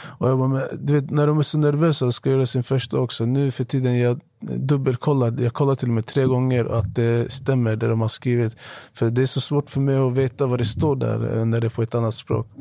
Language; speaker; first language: Swedish; non-native, fluent; Arabic